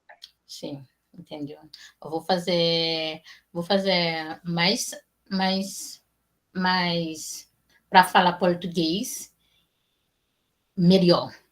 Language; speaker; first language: Portuguese; non-native, learner; Haitian Creole